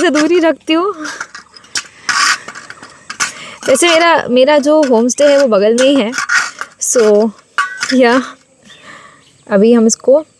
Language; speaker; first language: Hindi; native; Hindi